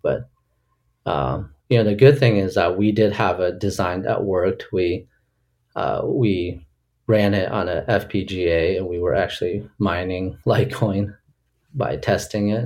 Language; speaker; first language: English; early bilingual, other home language; Chinese